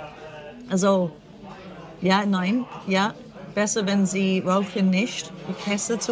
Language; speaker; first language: German; non-native, learner; English